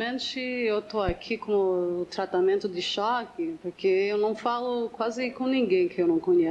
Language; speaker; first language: Portuguese; non-native, learner; English